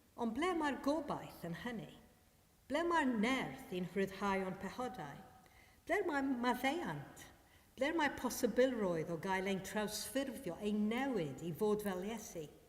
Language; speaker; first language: Welsh; non-native, fluent; Maltese